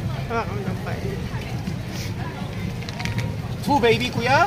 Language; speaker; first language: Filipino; non-native, learner; Korean